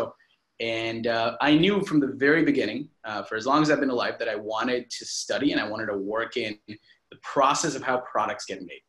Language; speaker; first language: English; non-native, local second language; Hindi